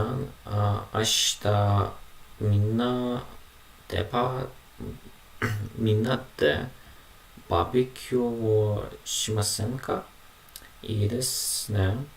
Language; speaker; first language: Japanese; non-native, learner; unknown